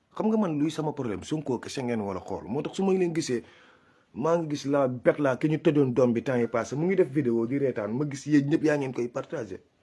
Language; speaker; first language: Wolof; non-native, local second language; Fula